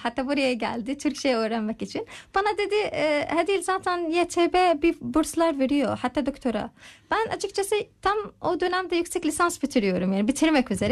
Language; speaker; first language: Turkish; non-native, learner; Arabic